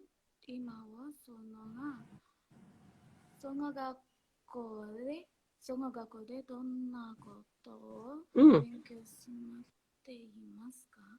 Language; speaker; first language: Japanese; non-native, learner; Indonesian